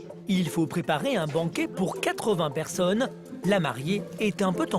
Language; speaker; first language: French; native; French